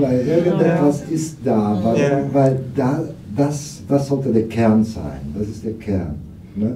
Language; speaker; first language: German; non-native, fluent; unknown